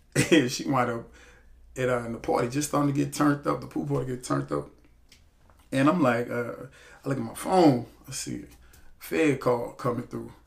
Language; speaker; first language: English; native; English